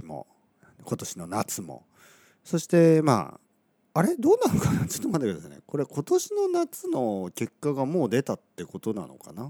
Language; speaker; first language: Japanese; native; Japanese